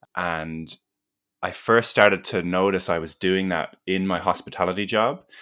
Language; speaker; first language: English; native; English